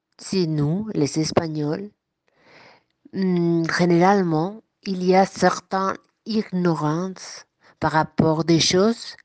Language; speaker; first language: French; non-native, fluent; Spanish